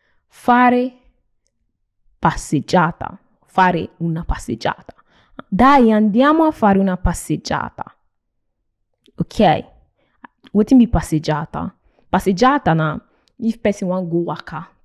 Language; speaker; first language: Italian; non-native, fluent; Nigerian Pidgin